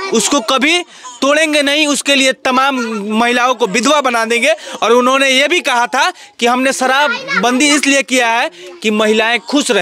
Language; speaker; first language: Hindi; native; Hindi